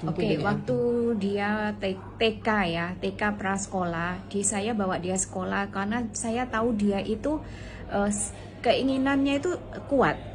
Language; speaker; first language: Indonesian; non-native, local second language; Malay